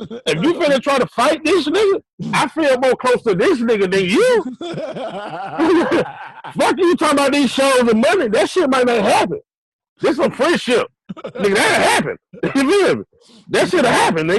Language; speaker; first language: English; native; English